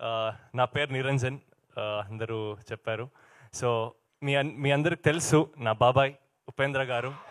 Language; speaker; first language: Telugu; non-native, learner; Kannada